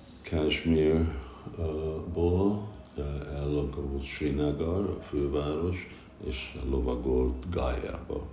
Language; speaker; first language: Hungarian; early bilingual, heritage; Hungarian